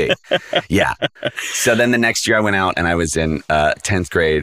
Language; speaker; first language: English; native; English